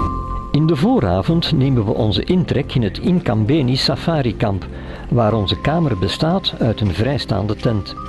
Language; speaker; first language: Dutch; native; Dutch